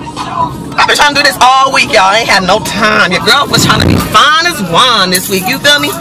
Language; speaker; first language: English; native; English